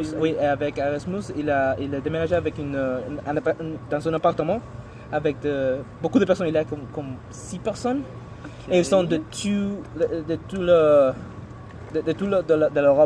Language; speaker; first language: French; non-native, learner; English